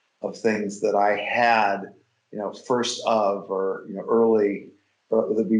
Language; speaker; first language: English; native; English